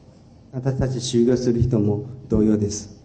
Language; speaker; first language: Japanese; non-native, fluent; Chinese